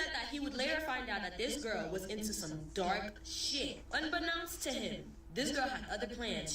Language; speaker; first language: English; native; English